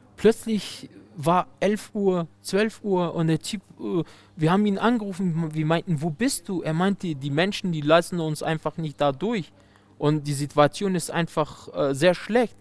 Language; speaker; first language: German; non-native, fluent; Persian